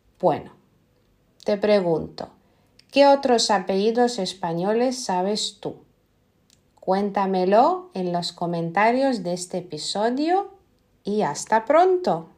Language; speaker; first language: Spanish; non-native, fluent; Lithuanian